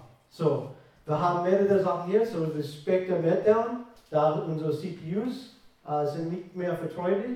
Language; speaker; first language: German; non-native, fluent; English